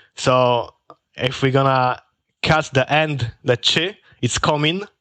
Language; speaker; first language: English; non-native, learner; Polish